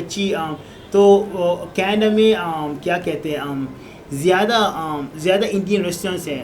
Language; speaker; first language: Hindi; non-native, learner; Arabic